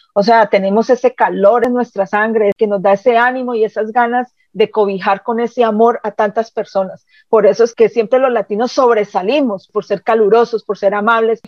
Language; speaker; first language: Spanish; native; Spanish